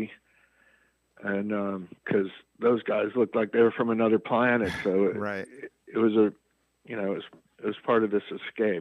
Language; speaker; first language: English; native; English